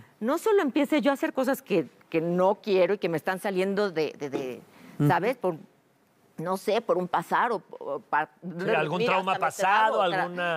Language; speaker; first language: Spanish; native; Spanish